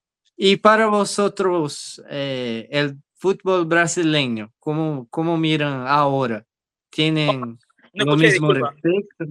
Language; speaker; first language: Spanish; non-native, learner; Portuguese